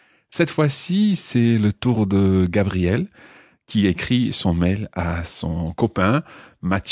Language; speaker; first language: French; non-native, fluent; English